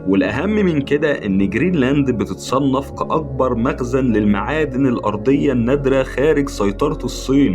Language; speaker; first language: Arabic; native; Arabic